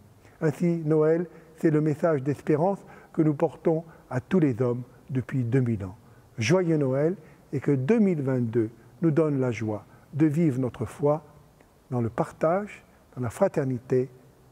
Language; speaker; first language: French; native; French